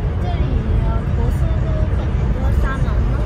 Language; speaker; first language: Chinese; non-native, learner; Vietnamese